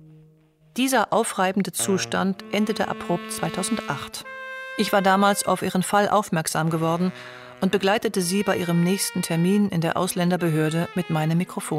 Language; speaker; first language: German; native; German